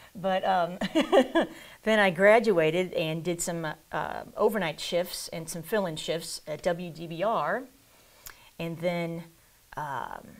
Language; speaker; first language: English; native; English